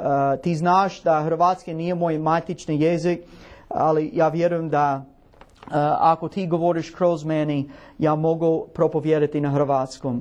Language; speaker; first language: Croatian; non-native, learner; English